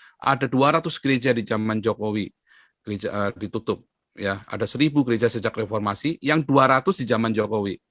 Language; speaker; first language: Indonesian; native; Indonesian